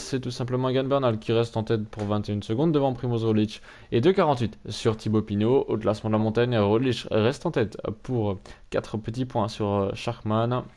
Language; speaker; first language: French; native; French